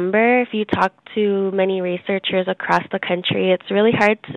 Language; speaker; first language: English; native; English